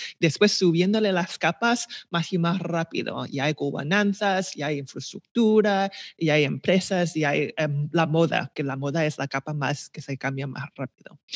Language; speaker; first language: Spanish; non-native, fluent; Chinese